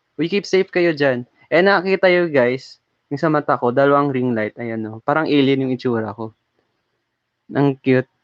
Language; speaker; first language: Filipino; non-native, local second language; Hiligaynon